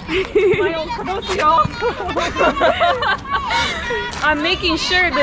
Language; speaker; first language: English; native; English